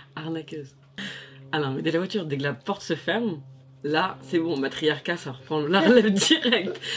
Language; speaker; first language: French; native; French